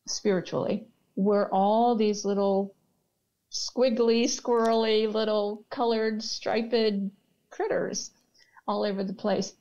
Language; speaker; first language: English; native; English